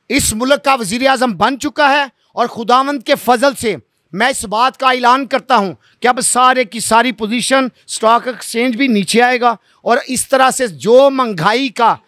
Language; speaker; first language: Urdu; non-native, local second language; Punjabi